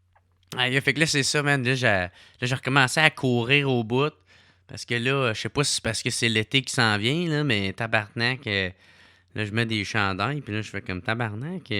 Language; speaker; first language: French; native; French